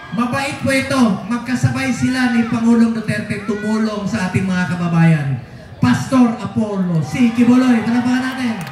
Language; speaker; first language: Filipino; non-native, local second language; Cebuano